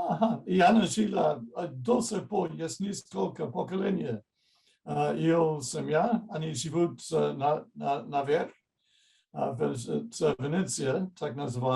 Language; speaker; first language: Russian; non-native, fluent; English